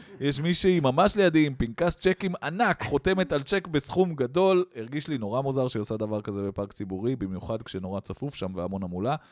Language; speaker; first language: Hebrew; native; Hebrew